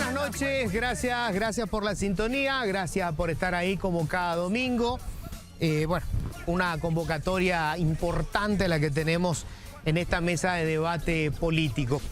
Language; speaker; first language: Spanish; native; Spanish